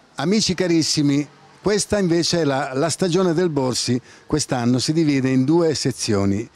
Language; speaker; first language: Italian; native; Italian